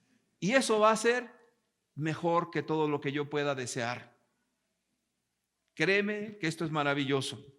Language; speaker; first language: Spanish; native; Spanish